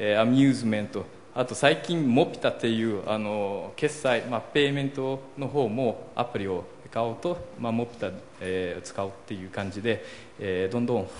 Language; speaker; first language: Japanese; early bilingual, heritage; Portuguese